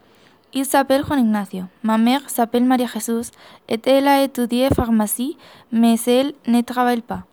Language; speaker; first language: French; non-native, learner; Spanish